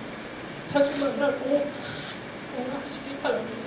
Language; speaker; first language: Korean; non-native, fluent; Chinese